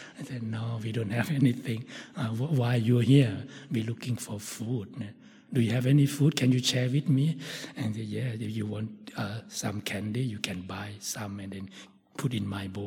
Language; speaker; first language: English; non-native, fluent; Thai